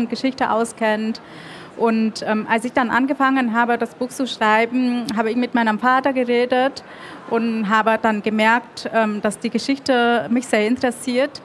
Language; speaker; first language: German; early bilingual, other home language; Vietnamese